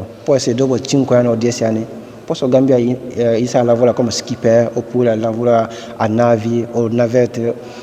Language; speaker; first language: Italian; non-native, fluent; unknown